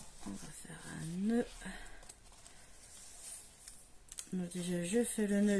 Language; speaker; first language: French; native; French